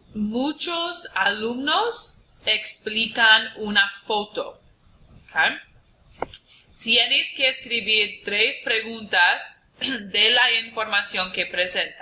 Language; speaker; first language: Spanish; non-native, fluent; English